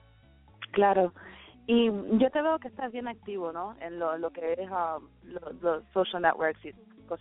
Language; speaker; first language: Spanish; early bilingual, heritage; Spanish